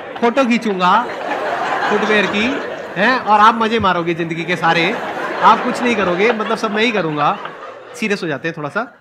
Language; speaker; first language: Hindi; native; Hindi